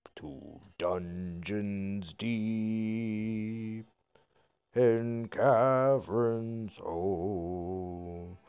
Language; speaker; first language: English; native; English